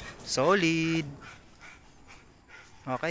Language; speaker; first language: Filipino; native; Filipino